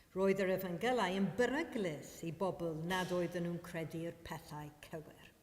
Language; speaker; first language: Welsh; non-native, fluent; Maltese